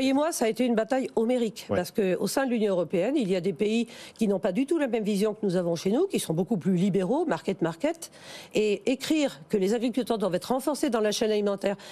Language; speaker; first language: French; native; French